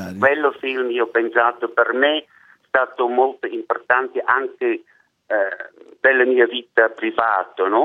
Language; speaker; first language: Italian; non-native, learner; German